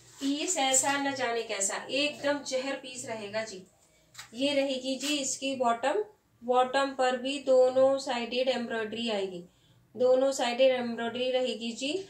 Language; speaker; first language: Hindi; native; Hindi